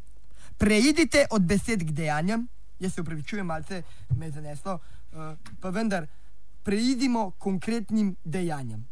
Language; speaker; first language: Slovenian; native; Slovenian